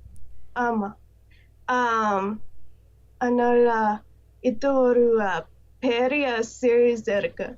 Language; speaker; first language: Tamil; non-native, learner; English